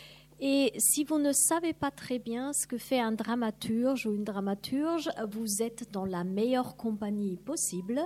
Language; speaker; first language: French; non-native, fluent; German